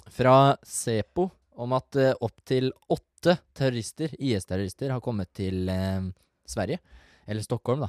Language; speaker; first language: Norwegian; native; Norwegian